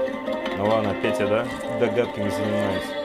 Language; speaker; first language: Russian; native; Russian